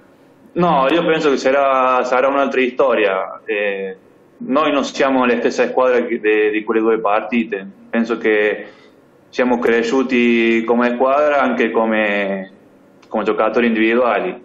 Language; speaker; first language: Italian; non-native, fluent; Spanish